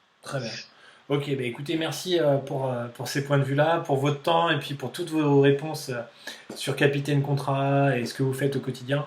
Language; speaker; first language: French; native; French